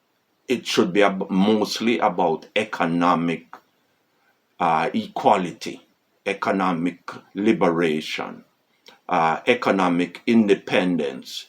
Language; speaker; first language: English; non-native, fluent; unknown